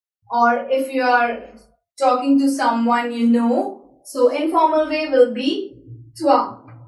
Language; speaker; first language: English; non-native, local second language; Hindi